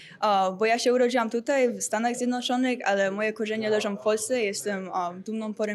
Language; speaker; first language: Polish; early bilingual, heritage; Polish